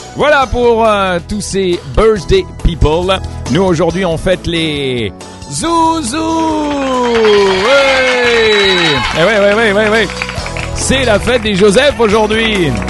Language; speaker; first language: French; native; French